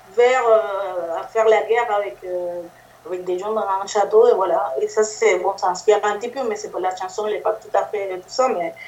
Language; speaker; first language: French; non-native, fluent; Spanish